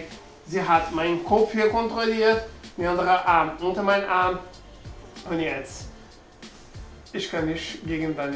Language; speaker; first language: German; non-native, learner; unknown